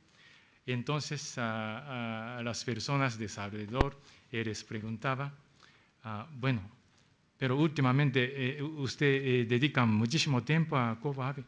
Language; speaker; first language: Spanish; non-native, fluent; Japanese